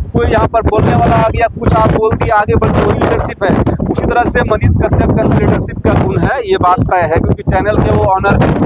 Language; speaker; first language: Hindi; native; Hindi